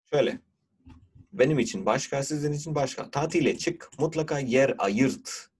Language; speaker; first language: Turkish; non-native, fluent; Urdu